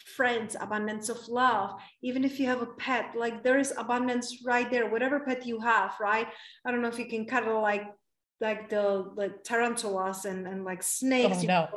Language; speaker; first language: English; non-native, fluent; Czech